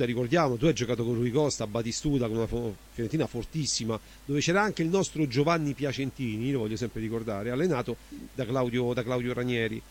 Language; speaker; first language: Italian; native; Italian